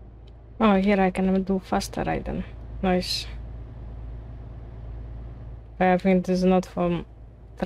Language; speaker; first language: English; non-native, learner; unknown